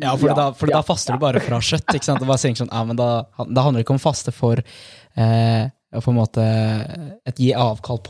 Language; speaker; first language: Norwegian; native; Norwegian